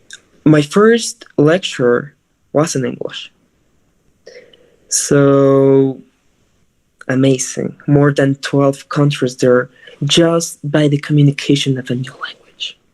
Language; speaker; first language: English; non-native, fluent; Spanish